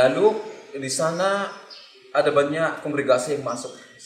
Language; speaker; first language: Indonesian; non-native, learner; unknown